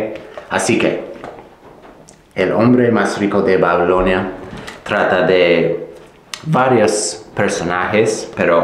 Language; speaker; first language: Spanish; non-native, fluent; English